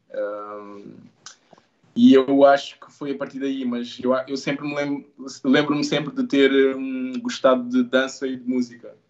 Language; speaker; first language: Portuguese; native; Portuguese